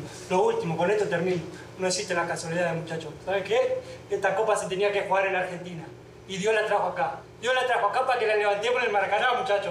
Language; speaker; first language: Spanish; native; Spanish